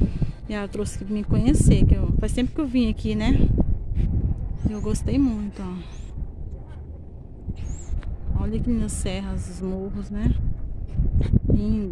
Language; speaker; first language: Portuguese; native; Portuguese